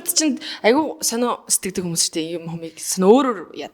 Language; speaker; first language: Mongolian; native; Mongolian